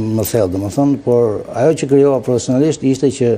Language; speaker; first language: Albanian; native; Albanian